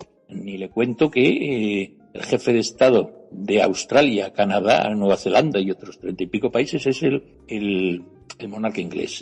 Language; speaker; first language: Spanish; native; Spanish